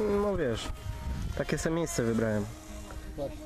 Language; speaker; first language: Polish; native; Polish